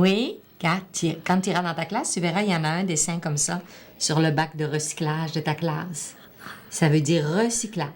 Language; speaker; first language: French; native; French